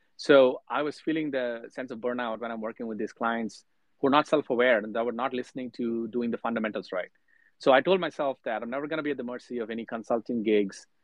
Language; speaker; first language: English; non-native, local second language; Telugu